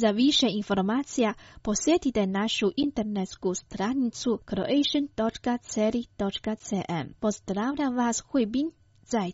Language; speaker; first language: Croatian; non-native, fluent; Chinese